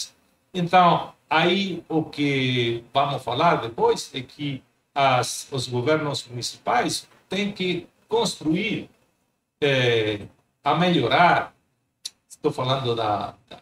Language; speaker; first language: Portuguese; non-native, fluent; Spanish